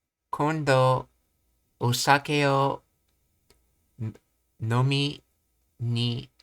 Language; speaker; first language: Japanese; non-native, learner; English